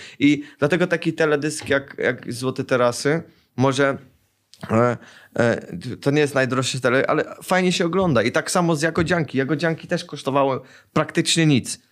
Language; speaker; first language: Polish; early bilingual, heritage; Polish